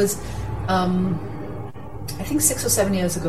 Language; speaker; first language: English; non-native, local second language; Urdu